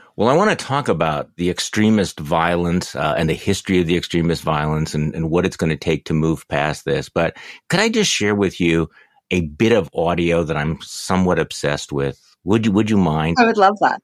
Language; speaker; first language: English; native; English